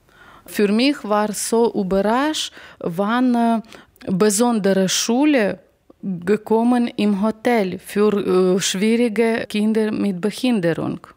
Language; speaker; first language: German; non-native, learner; Ukrainian